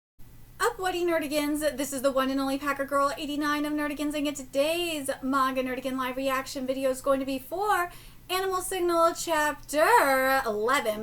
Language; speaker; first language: English; native; English